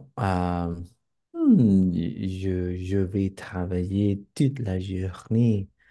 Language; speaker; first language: French; non-native, learner; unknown